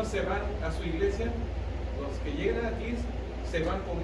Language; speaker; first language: Spanish; native; Spanish